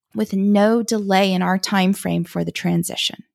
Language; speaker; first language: English; early bilingual, other home language; German